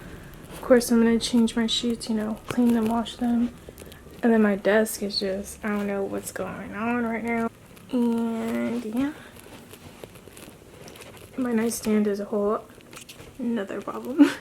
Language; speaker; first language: English; native; English